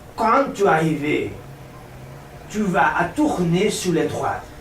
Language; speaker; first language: French; non-native, learner; Portuguese